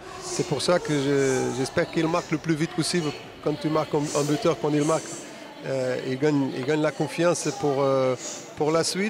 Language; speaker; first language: French; non-native, fluent; Portuguese